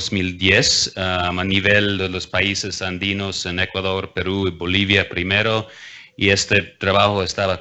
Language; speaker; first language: Spanish; non-native, fluent; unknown